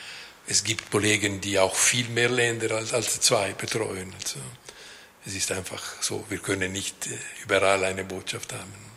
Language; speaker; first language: German; non-native, fluent; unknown